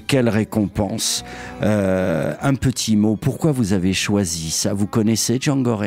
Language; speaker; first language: French; native; French